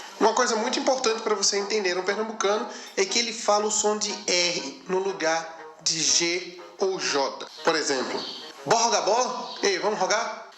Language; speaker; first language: Portuguese; native; Portuguese